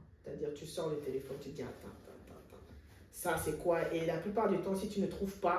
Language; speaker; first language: French; native; French